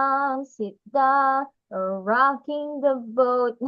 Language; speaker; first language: English; non-native, local second language; Filipino